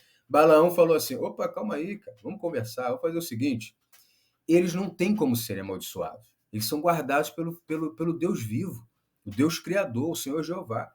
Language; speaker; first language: Portuguese; native; Portuguese